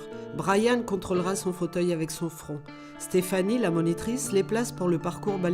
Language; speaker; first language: French; native; French